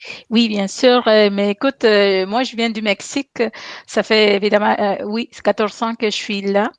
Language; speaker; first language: French; non-native, fluent; Spanish